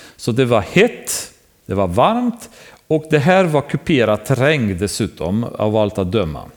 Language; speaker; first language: Swedish; non-native, fluent; Romanian